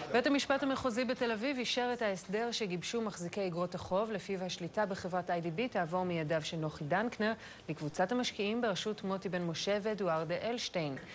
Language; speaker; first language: Hebrew; native; Hebrew